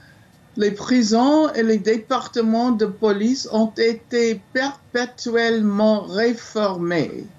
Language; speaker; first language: French; non-native, fluent; English